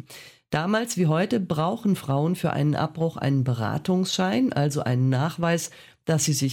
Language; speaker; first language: German; native; German